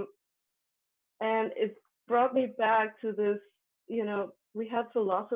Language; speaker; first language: English; non-native, fluent; Spanish